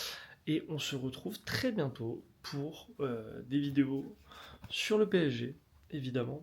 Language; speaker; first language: French; native; French